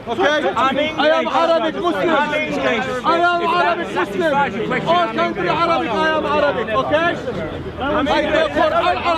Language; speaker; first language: English; non-native, learner; Arabic